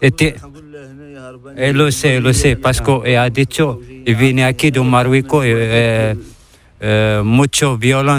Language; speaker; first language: Spanish; non-native, learner; Arabic